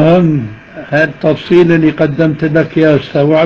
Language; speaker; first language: Arabic; early bilingual, other home language; Albanian